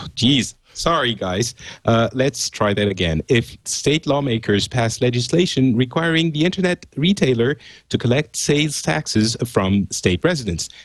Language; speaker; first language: English; non-native, fluent; French